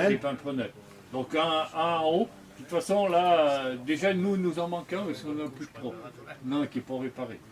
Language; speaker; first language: French; native; French